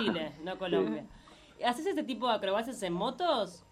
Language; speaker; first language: Spanish; native; Spanish